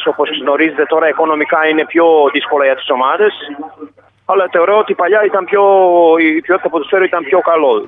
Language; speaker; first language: Greek; non-native, fluent; Serbian